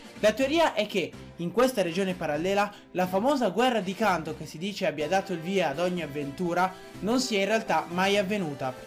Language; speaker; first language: Italian; native; Italian